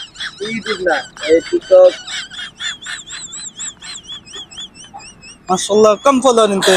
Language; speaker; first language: Arabic; non-native, learner; Bangla